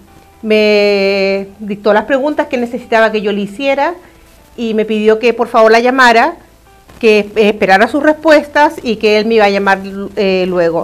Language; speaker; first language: Spanish; native; Spanish